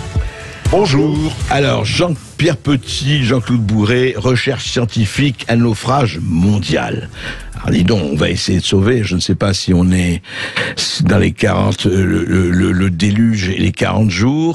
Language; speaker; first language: French; native; French